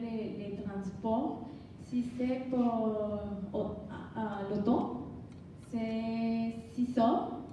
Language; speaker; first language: French; non-native, learner; Spanish